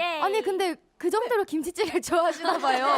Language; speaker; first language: Korean; native; Korean